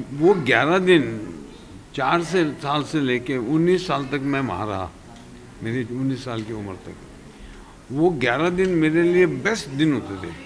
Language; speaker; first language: Hindi; native; Hindi